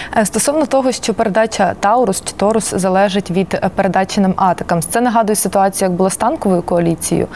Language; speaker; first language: Ukrainian; native; Ukrainian